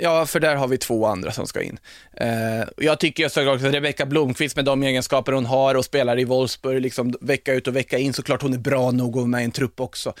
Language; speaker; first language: Swedish; native; Swedish